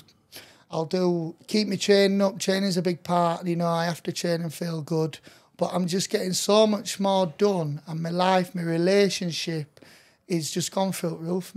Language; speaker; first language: English; native; English